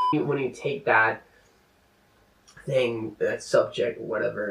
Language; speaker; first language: English; non-native, fluent; Czech